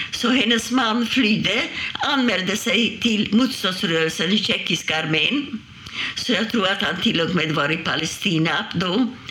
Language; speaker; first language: Swedish; non-native, fluent; Hungarian